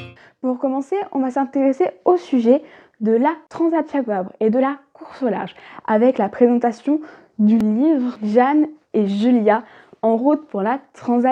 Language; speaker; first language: French; native; French